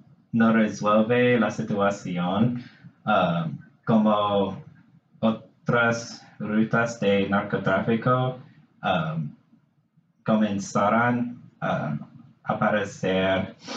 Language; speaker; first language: Spanish; non-native, learner; English